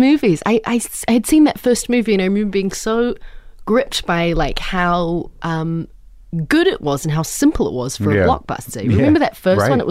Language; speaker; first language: English; native; English